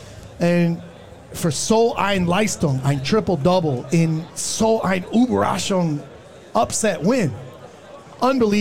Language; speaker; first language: German; non-native, learner; English